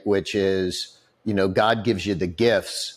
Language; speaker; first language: English; native; English